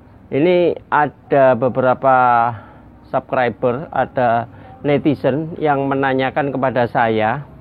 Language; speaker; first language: Indonesian; native; Indonesian